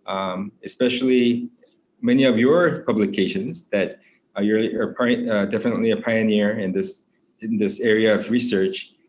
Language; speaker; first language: English; non-native, fluent; Korean